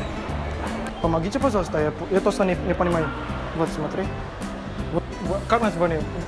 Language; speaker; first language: Russian; non-native, learner; Indonesian